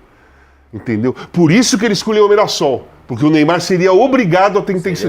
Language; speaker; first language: Portuguese; native; Portuguese